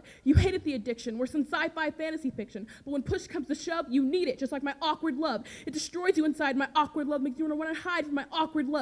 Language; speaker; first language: English; native; English